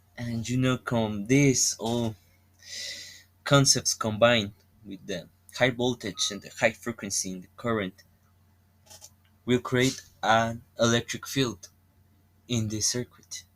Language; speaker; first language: English; non-native, learner; Spanish